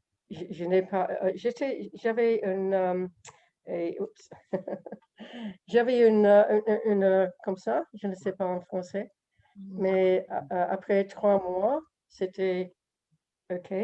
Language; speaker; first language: French; non-native, learner; English